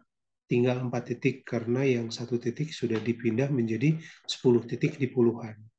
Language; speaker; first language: Indonesian; native; Indonesian